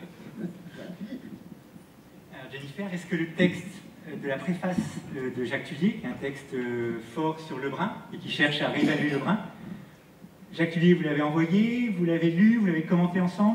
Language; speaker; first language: French; native; French